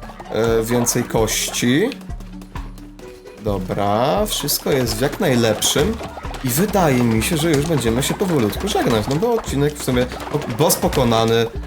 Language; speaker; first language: Polish; native; Polish